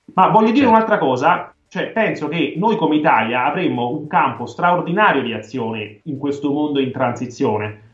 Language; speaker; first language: Italian; native; Italian